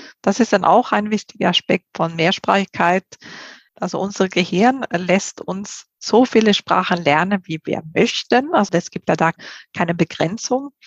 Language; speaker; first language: German; non-native, fluent; Swedish